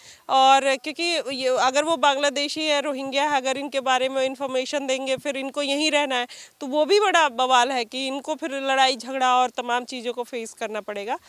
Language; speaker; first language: Hindi; native; Hindi